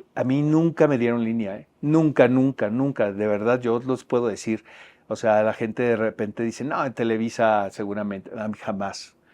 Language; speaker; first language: Spanish; native; Spanish